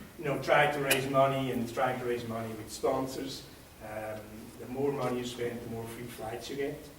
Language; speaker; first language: English; non-native, fluent; Swiss German